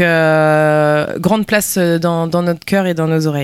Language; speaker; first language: French; early bilingual, other home language; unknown